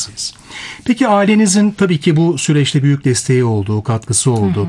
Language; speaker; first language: Turkish; native; Turkish